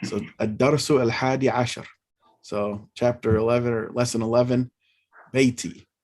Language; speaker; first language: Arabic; non-native, fluent; English